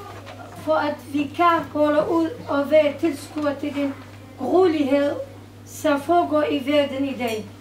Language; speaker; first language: Danish; non-native, fluent; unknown